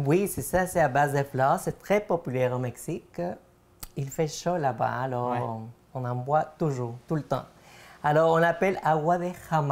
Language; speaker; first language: French; non-native, fluent; Spanish